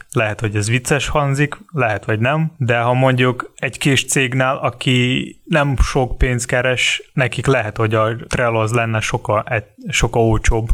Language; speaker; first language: Hungarian; non-native, fluent; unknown